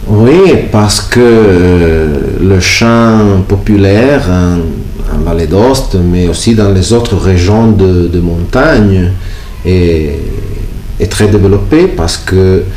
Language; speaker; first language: French; non-native, local second language; Italian